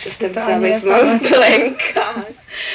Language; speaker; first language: Czech; native; Czech